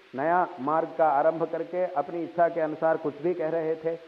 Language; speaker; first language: Hindi; non-native, local second language; Telugu